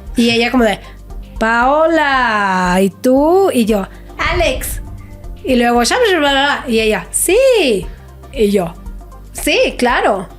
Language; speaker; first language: Spanish; non-native, fluent; Swedish